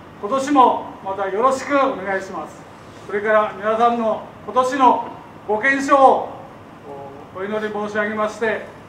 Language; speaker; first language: Japanese; native; Japanese